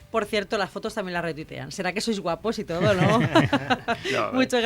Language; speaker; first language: Spanish; native; Spanish